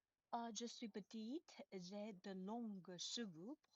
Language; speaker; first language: French; non-native, learner; Chinese